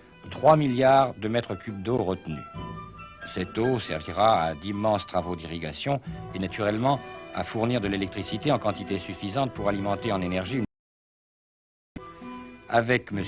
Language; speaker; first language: French; native; French